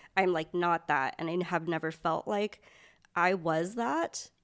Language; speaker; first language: English; early bilingual, other home language; Filipino